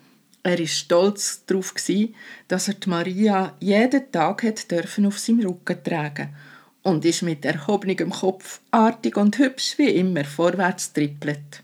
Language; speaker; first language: German; native; German